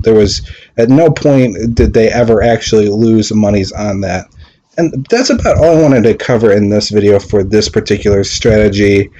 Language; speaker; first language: English; native; English